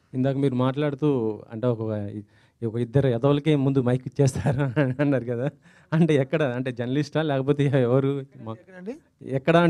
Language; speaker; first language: Telugu; native; Telugu